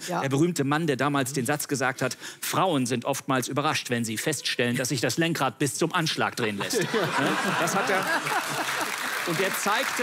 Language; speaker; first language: German; native; German